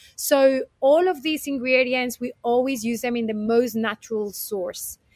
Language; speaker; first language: English; non-native, fluent; Spanish